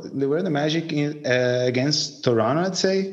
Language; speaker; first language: English; non-native, fluent; Italian